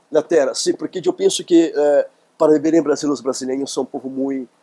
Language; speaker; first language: Spanish; non-native, learner; Portuguese